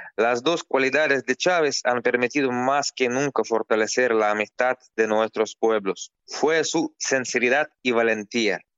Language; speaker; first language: Spanish; non-native, fluent; Russian